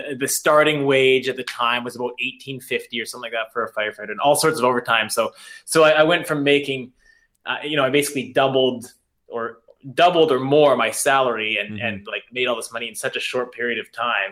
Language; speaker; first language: English; native; English